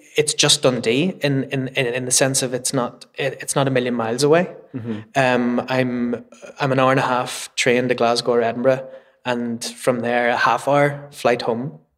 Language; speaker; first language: English; native; English